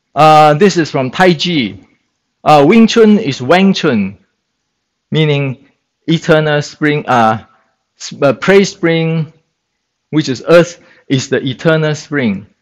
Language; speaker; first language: English; non-native, fluent; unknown